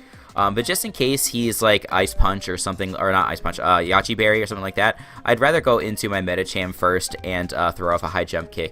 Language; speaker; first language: English; native; English